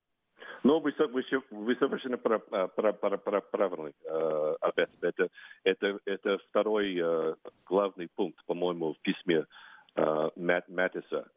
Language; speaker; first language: Russian; non-native, fluent; English